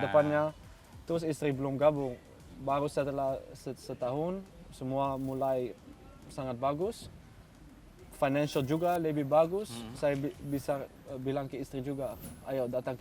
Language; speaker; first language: Indonesian; non-native, fluent; Dutch